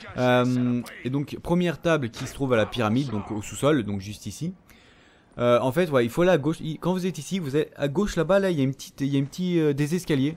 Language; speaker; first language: French; native; French